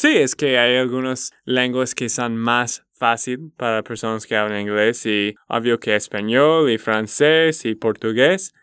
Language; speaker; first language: Spanish; non-native, learner; English